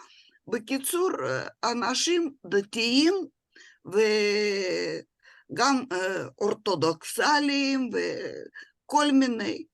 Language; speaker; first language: Hebrew; non-native, fluent; Russian